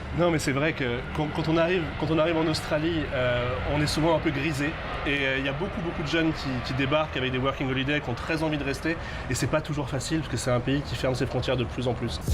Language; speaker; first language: French; native; French